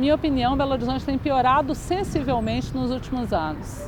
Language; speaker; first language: Portuguese; native; Portuguese